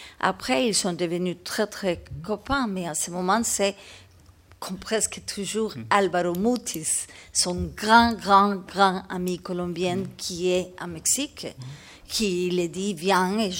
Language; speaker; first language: French; non-native, learner; Spanish